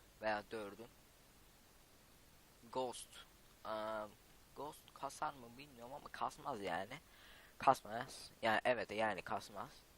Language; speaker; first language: Turkish; native; Turkish